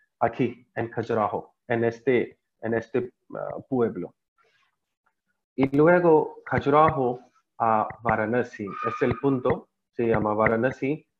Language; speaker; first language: Spanish; non-native, learner; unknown